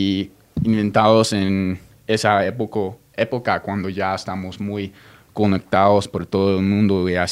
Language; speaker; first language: Spanish; non-native, fluent; English